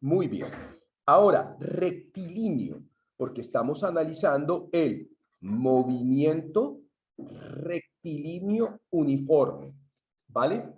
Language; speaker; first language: Spanish; native; Spanish